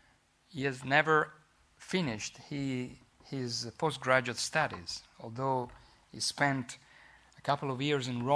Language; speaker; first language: English; non-native, fluent; Italian